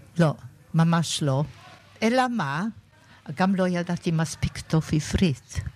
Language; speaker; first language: Hebrew; non-native, fluent; German